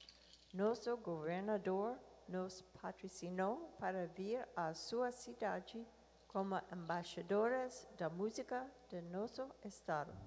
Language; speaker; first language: Portuguese; non-native, learner; English